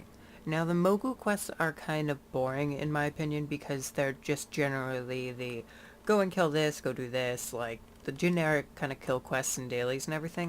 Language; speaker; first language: English; native; English